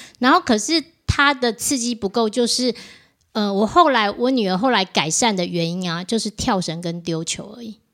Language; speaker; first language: Chinese; native; Chinese